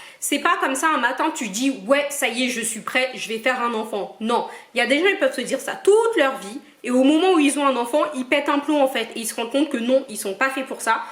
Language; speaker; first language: French; early bilingual, other home language; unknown